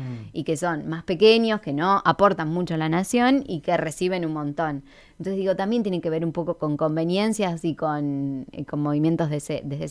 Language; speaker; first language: Spanish; native; Spanish